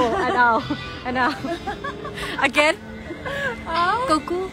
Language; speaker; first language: English; non-native, learner; Thai